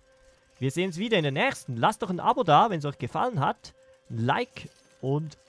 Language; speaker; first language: German; native; German